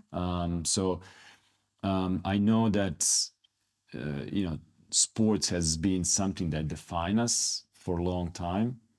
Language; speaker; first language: English; non-native, fluent; Croatian